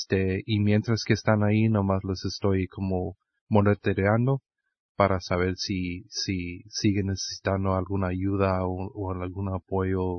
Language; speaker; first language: Spanish; early bilingual, heritage; Spanish